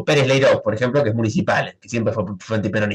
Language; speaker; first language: Spanish; native; Spanish